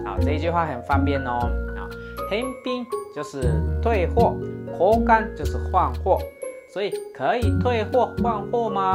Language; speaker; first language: Chinese; non-native, fluent; Japanese